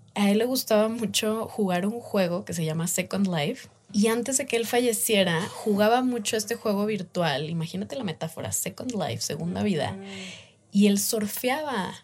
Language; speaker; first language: Spanish; native; Spanish